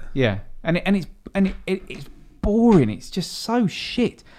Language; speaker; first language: English; native; English